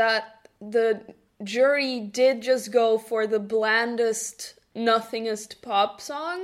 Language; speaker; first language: English; non-native, fluent; Dutch